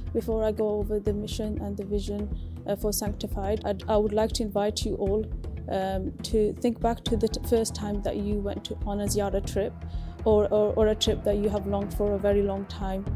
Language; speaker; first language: English; native; English